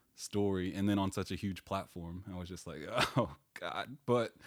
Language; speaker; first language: English; native; English